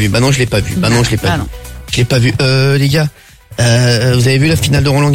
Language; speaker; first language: French; native; French